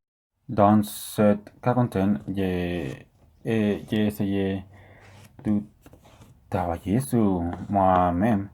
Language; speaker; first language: French; non-native, learner; Spanish